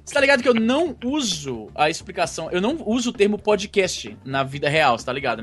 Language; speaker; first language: Portuguese; early bilingual, heritage; Portuguese